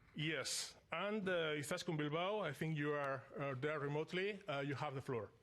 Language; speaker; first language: English; non-native, fluent; Basque